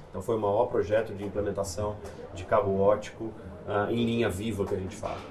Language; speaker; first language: Portuguese; native; Portuguese